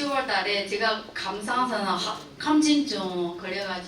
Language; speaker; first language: Korean; non-native, learner; Chinese